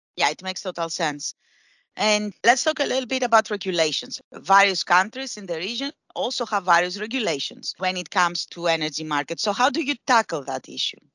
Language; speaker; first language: English; non-native, fluent; Greek